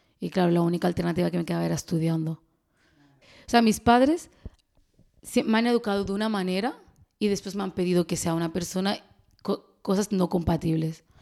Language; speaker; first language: Spanish; early bilingual, other home language; Arabic